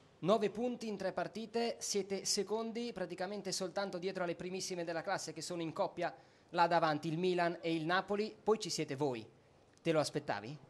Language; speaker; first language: Italian; native; Italian